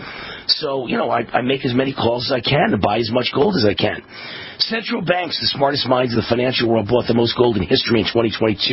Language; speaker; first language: English; native; English